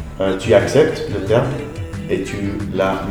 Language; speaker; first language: French; non-native, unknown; Arabic